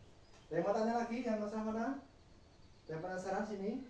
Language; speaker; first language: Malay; non-native, local second language; Javanese